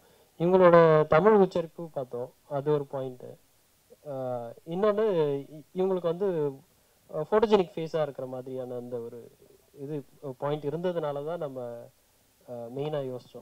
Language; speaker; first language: Tamil; native; Tamil